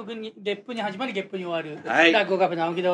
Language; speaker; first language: Japanese; native; Japanese